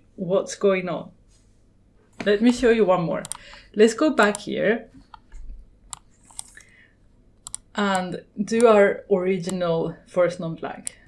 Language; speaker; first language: English; non-native, fluent; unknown